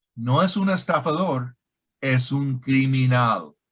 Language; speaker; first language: Spanish; non-native, learner; English